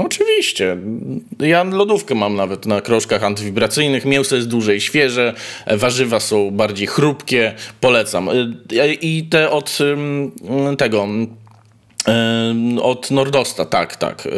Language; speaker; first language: Polish; native; Polish